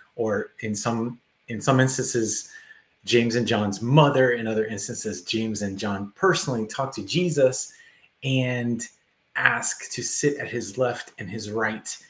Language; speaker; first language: English; native; English